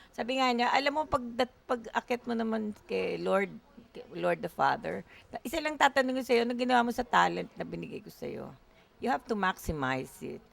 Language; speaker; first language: Filipino; native; Filipino